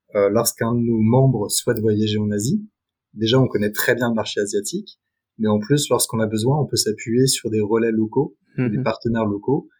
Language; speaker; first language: French; native; French